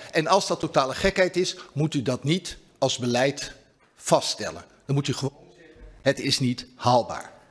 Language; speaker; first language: Dutch; native; Dutch